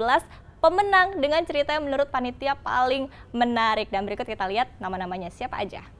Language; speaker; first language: Indonesian; native; Indonesian